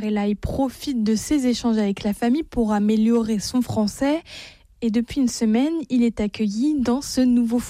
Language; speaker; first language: French; native; French